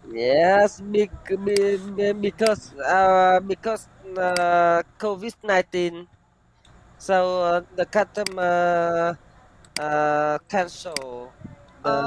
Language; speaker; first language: English; non-native, learner; Vietnamese